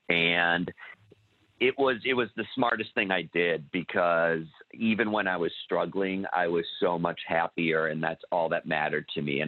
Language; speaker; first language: English; native; English